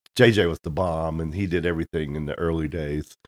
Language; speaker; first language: English; native; English